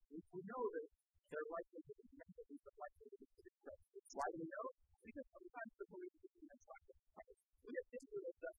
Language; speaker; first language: English; native; English